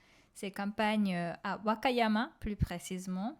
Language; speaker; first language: French; non-native, fluent; Japanese